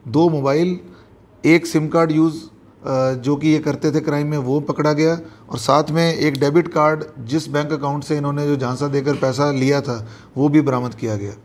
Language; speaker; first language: Hindi; native; Hindi